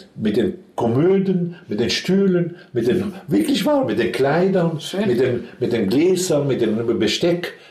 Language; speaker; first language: German; non-native, fluent; Arabic